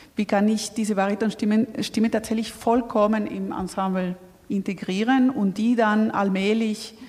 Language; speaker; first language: German; non-native, fluent; Spanish